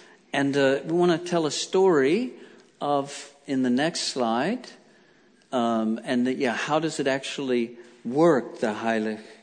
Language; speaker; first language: English; native; English